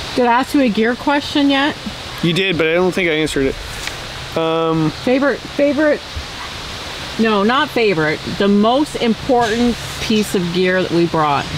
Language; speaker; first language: English; native; English